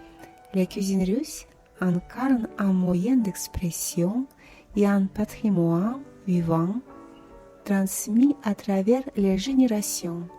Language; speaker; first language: French; non-native, fluent; Russian